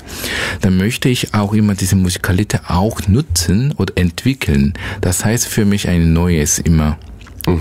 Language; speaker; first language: German; non-native, learner; Korean